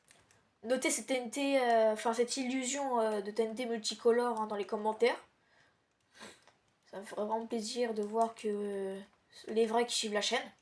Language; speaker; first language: French; native; French